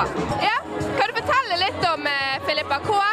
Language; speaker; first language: Norwegian; native; Norwegian